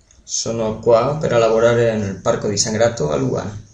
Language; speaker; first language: Italian; non-native, learner; Spanish